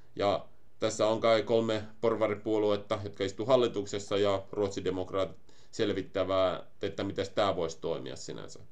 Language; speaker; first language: Finnish; native; Finnish